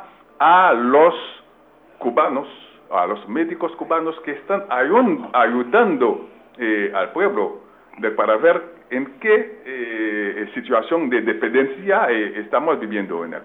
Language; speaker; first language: Spanish; non-native, local second language; Haitian Creole